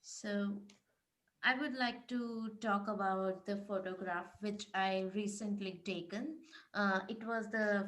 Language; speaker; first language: English; non-native, learner; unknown